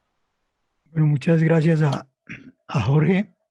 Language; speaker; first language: Spanish; native; Spanish